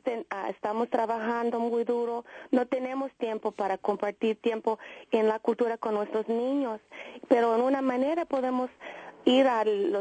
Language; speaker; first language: Spanish; early bilingual, heritage; Spanish